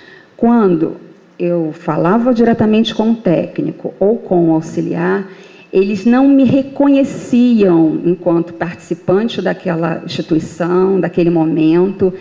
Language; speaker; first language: Portuguese; native; Portuguese